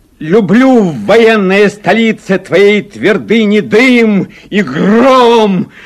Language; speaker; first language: Russian; native; Russian